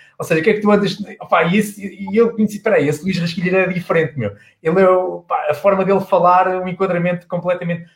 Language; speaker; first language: Portuguese; native; Portuguese